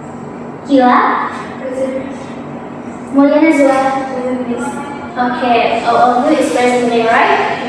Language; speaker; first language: English; non-native, learner; Indonesian